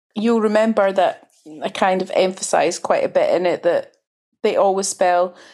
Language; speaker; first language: English; native; English